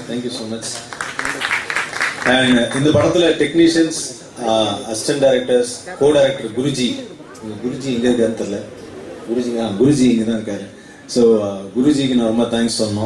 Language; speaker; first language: Tamil; native; Tamil